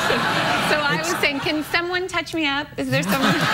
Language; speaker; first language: English; native; English